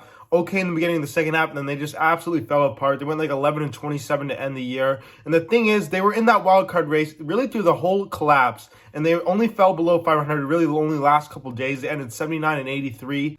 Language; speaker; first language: English; native; English